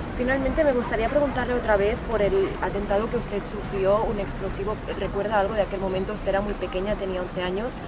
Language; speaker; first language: Spanish; native; Spanish